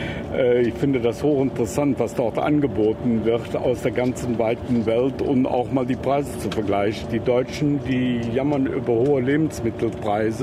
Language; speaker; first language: German; native; German